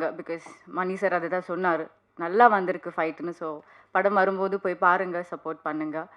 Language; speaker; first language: Tamil; non-native, learner; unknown